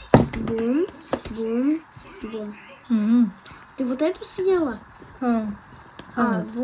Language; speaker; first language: Russian; early bilingual, other home language; Armenian